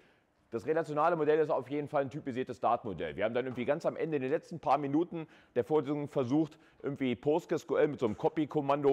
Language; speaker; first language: German; native; German